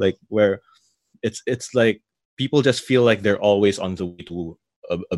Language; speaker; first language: English; native; English